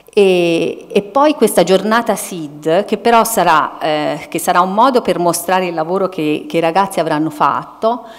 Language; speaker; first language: Italian; native; Italian